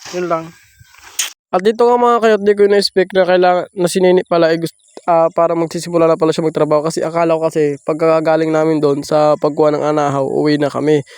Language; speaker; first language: Filipino; non-native, local second language; Masbatenyo